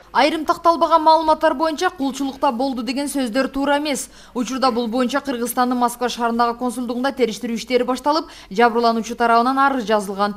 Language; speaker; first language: Kyrgyz; native; Kyrgyz